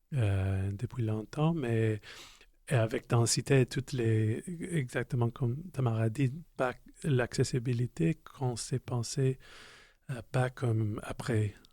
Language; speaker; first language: French; non-native, local second language; English